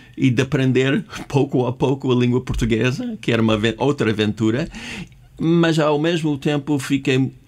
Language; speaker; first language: Portuguese; non-native, fluent; English